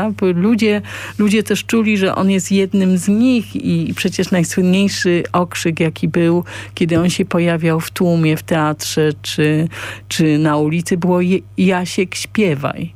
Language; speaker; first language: Polish; native; Polish